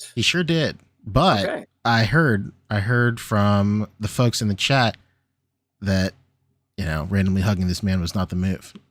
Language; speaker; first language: English; native; English